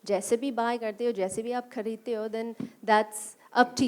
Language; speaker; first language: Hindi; non-native, learner; English